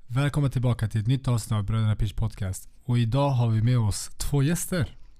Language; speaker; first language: Swedish; early bilingual, other home language; Central Kurdish